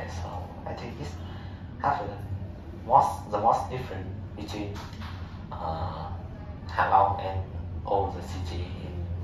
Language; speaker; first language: English; non-native, learner; Vietnamese